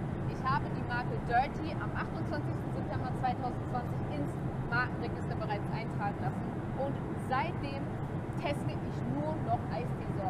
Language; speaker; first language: German; native; German